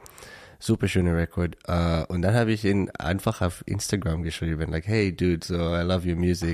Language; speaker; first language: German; non-native, learner; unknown